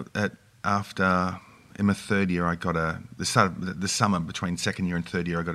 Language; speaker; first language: English; native; English